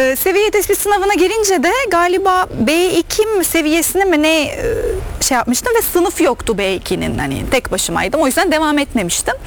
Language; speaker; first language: Turkish; non-native, fluent; Arabic